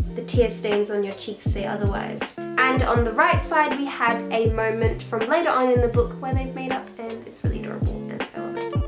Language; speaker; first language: English; native; English